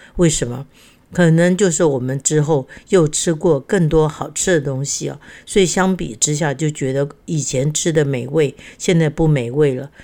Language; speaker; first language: Chinese; native; Chinese